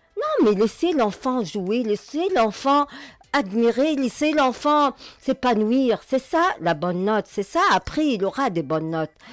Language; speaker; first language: French; non-native, local second language; Arabic